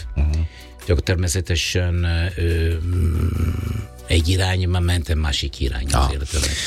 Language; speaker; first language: Hungarian; non-native, fluent; Italian